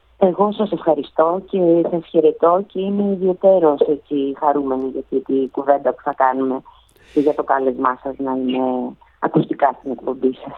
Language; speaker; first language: Greek; early bilingual, other home language; Russian